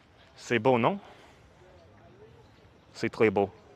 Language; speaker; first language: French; non-native, learner; English